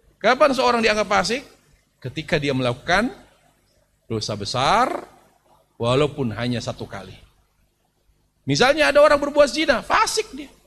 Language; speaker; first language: Indonesian; native; Indonesian